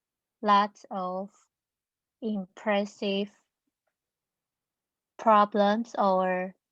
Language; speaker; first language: English; non-native, learner; Chinese